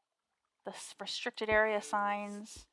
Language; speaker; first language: English; native; English